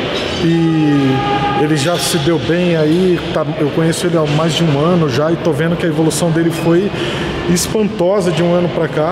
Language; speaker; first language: Portuguese; native; Portuguese